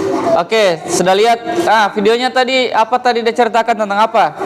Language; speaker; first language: Indonesian; native; Indonesian